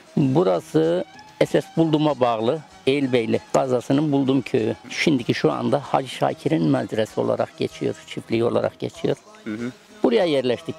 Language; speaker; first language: Turkish; native; Turkish